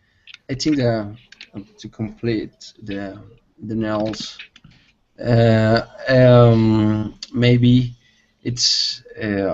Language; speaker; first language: English; non-native, learner; Spanish